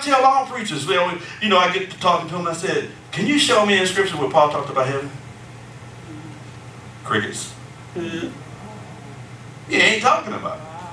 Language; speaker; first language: English; native; English